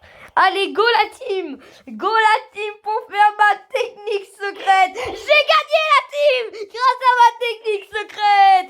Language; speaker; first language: French; native; French